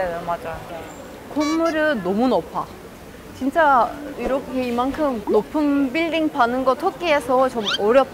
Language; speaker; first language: Korean; non-native, learner; Turkish